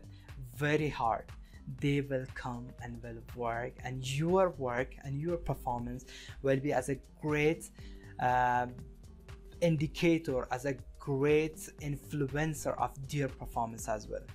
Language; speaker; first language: English; non-native, fluent; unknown